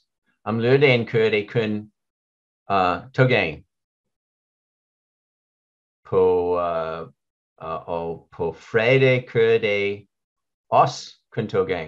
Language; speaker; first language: Danish; non-native, learner; English